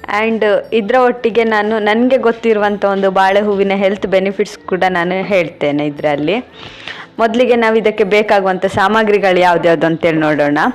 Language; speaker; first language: Kannada; non-native, local second language; Tulu